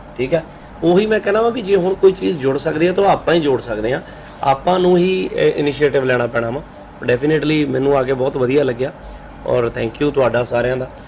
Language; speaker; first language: Punjabi; native; Punjabi